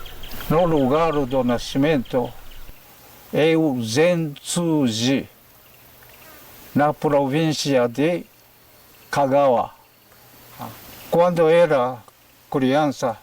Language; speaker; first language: Portuguese; non-native, fluent; Japanese